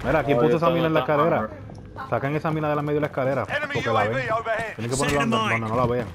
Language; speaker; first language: Spanish; native; Spanish